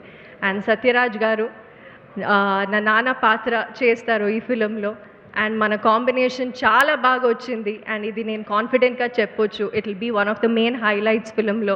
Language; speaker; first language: Telugu; non-native, fluent; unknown